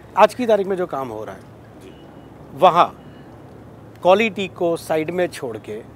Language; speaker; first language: Hindi; non-native, local second language; Gujarati